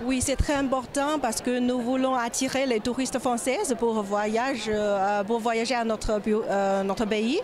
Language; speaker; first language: French; non-native, learner; Chinese